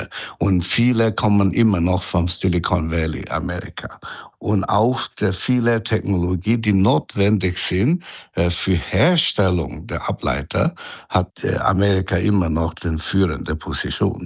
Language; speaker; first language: German; non-native, fluent; Chinese